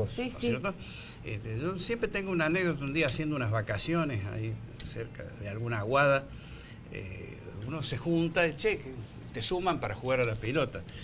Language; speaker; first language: Spanish; native; Spanish